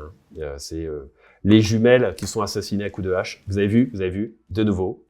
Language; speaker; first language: French; native; French